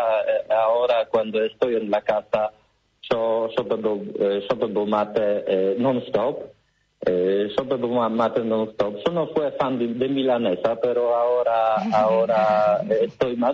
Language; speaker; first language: Spanish; non-native, learner; Polish